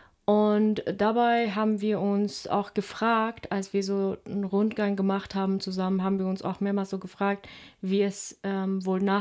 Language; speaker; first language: German; non-native, fluent; Ukrainian